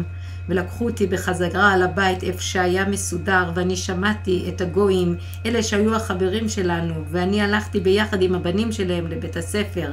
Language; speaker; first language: Hebrew; non-native, fluent; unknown